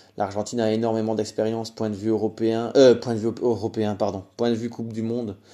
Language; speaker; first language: French; native; French